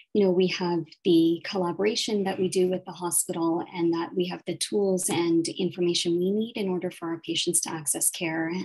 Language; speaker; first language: English; native; English